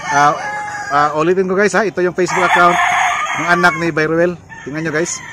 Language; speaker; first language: Filipino; non-native, local second language; Cebuano